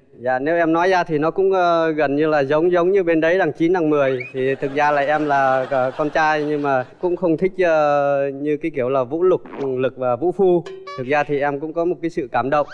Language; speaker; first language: Vietnamese; native; Vietnamese